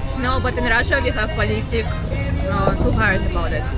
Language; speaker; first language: English; non-native, learner; Russian